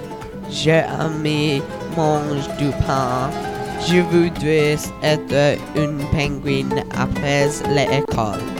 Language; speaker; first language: French; non-native, learner; English